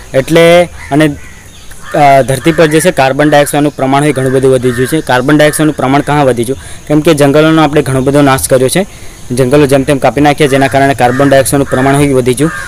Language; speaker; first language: Gujarati; non-native, local second language; Rathawi